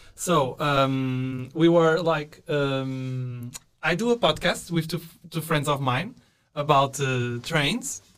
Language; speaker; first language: English; non-native, fluent; Portuguese